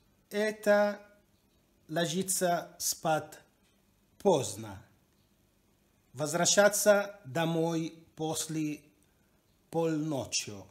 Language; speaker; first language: Russian; non-native, learner; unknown